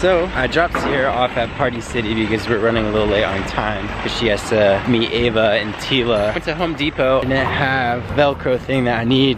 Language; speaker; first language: English; native; English